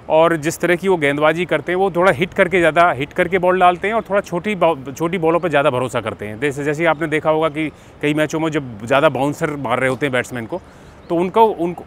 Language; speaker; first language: Hindi; native; Hindi